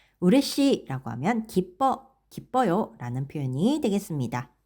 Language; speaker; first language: Korean; native; Korean